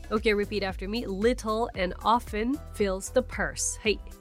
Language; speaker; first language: English; non-native, fluent; Japanese